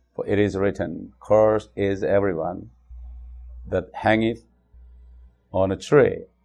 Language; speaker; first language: English; non-native, fluent; Korean